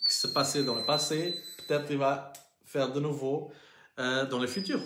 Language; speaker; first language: French; non-native, learner; Portuguese